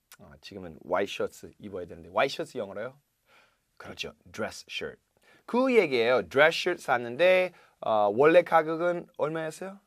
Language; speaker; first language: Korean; non-native, fluent; English